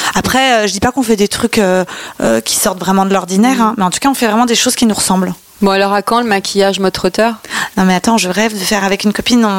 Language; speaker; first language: French; native; French